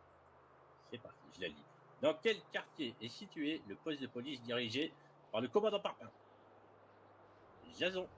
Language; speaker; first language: French; native; French